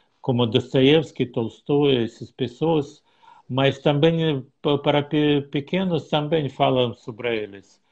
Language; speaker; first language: Portuguese; non-native, learner; Russian